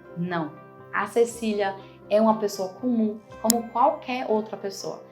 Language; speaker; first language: Portuguese; non-native, fluent; German